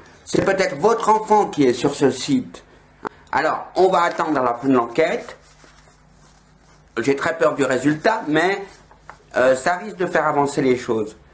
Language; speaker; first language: French; native; French